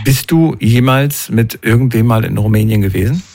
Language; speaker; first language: German; native; German